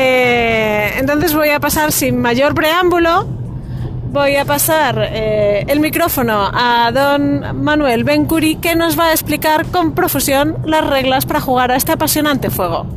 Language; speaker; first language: Spanish; native; Spanish